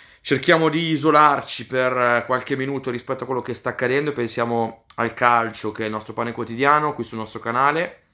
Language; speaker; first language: Italian; native; Italian